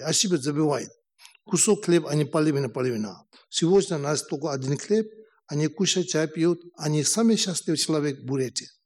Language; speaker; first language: Russian; non-native, learner; Tibetan